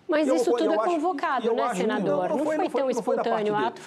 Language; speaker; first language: Portuguese; native; Portuguese